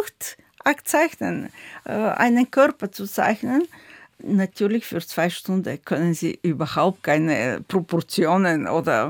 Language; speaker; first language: German; non-native, fluent; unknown